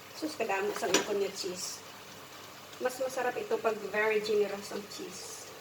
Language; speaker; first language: Filipino; non-native, local second language; Cebuano